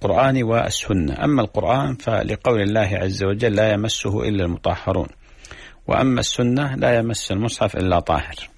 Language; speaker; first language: Arabic; native; Arabic